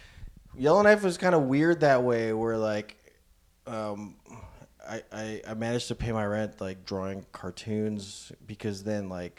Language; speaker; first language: English; non-native, local second language; Filipino